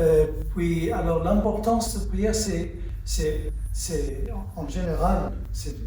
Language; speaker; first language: French; early bilingual, heritage; French